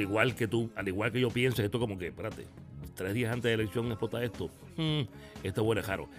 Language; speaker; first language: Spanish; native; Spanish